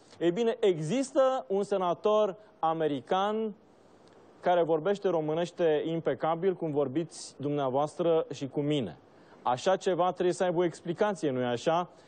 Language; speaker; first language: Romanian; native; Romanian